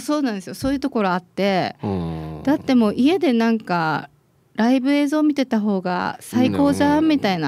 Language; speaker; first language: Japanese; native; Japanese